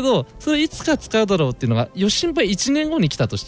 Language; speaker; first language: Japanese; native; Japanese